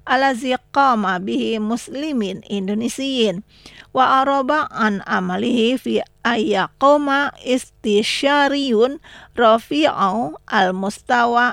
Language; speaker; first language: Arabic; non-native, learner; Indonesian